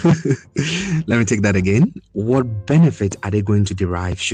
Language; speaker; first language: English; non-native, local second language; Ga